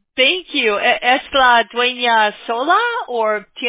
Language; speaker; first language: Spanish; non-native, learner; English